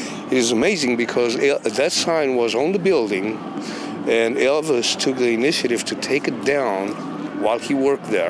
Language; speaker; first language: English; non-native, fluent; Romanian